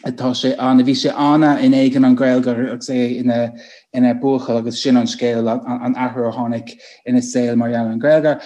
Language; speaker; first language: Irish; non-native, local second language; English